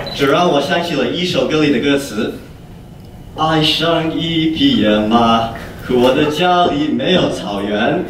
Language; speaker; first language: Chinese; non-native, learner; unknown